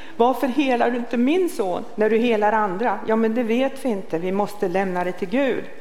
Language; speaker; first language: Swedish; native; Swedish